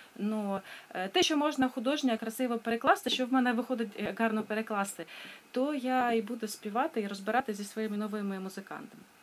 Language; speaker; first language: Ukrainian; non-native, local second language; Russian